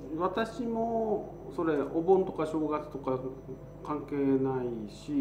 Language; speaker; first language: Japanese; native; Japanese